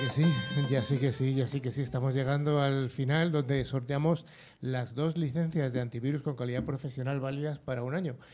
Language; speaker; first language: Spanish; native; Spanish